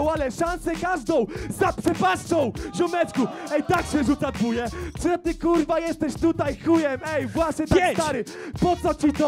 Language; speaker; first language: Polish; native; Polish